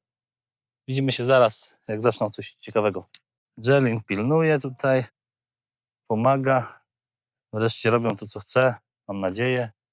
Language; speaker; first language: Polish; native; Polish